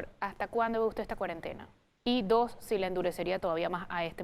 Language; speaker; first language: Spanish; native; Spanish